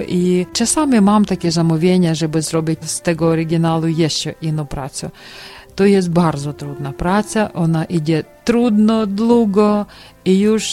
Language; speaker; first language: Polish; non-native, learner; Ukrainian